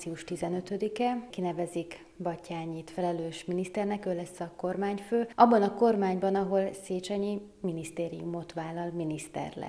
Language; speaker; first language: Hungarian; native; Hungarian